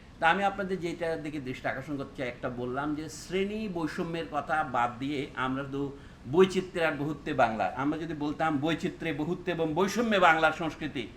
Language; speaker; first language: Bangla; non-native, local second language; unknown